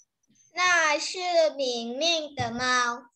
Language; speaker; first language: Chinese; non-native, learner; Thai